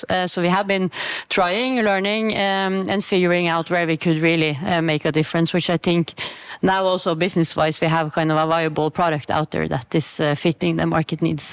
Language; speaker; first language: English; non-native, fluent; Norwegian